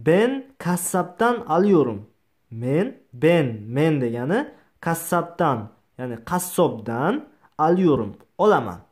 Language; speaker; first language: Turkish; non-native, learner; Uzbek